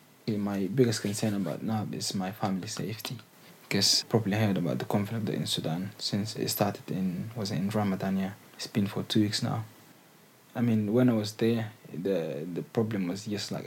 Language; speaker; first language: English; non-native, fluent; Arabic